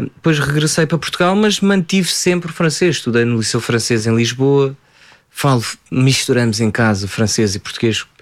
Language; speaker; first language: Portuguese; early bilingual, other home language; French